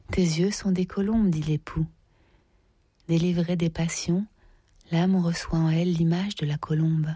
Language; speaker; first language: French; native; French